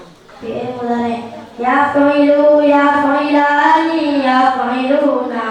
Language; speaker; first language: Arabic; non-native, learner; Achinese